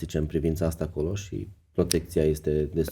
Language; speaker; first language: Romanian; native; Romanian